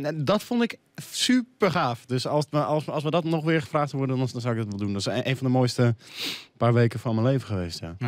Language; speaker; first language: Dutch; native; Dutch